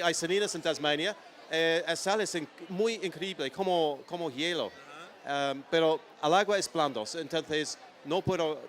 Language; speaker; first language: Spanish; non-native, learner; English